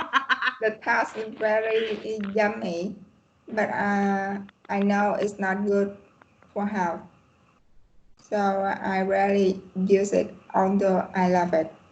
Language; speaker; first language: English; non-native, learner; Vietnamese